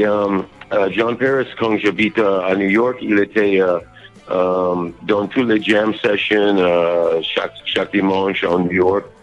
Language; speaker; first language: French; non-native, learner; English